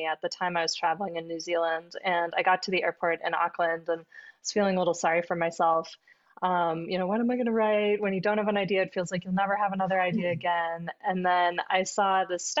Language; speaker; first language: English; native; English